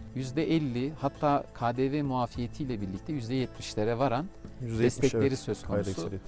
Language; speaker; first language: Turkish; native; Turkish